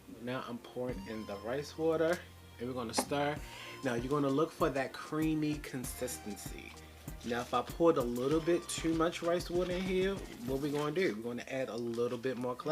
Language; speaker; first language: English; native; English